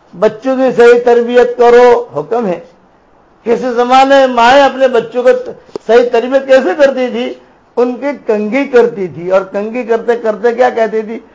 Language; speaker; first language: Urdu; non-native, local second language; Gujarati